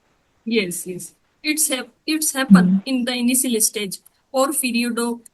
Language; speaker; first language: English; non-native, learner; Hindi